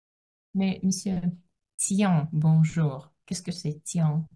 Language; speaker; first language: French; non-native, learner; Russian